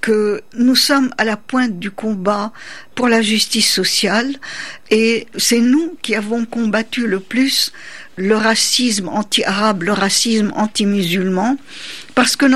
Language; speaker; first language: French; non-native, local second language; Arabic